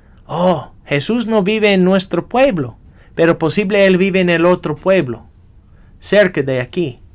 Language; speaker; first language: Spanish; non-native, fluent; English